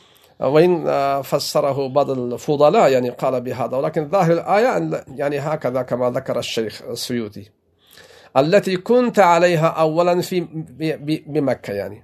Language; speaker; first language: Arabic; non-native, fluent; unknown